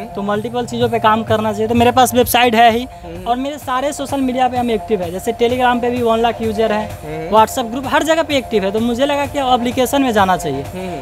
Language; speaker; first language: Hindi; native; Hindi